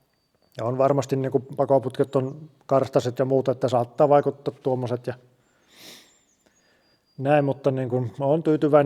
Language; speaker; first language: Finnish; native; Finnish